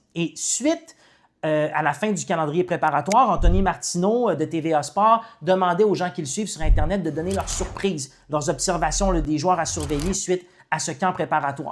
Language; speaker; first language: French; native; French